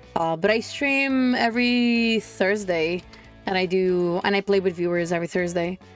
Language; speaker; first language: English; non-native, fluent; Italian